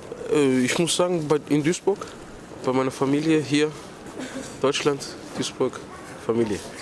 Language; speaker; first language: German; early bilingual, other home language; Greek